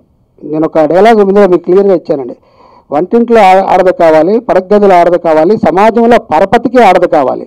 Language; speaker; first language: Telugu; native; Telugu